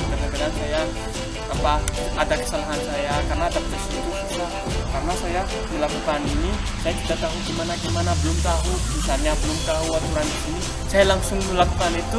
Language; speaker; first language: Indonesian; non-native, learner; Malagasy